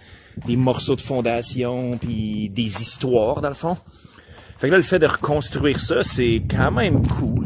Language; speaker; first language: French; native; French